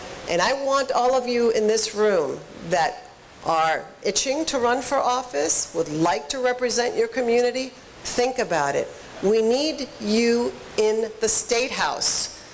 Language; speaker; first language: English; early bilingual, other home language; Spanish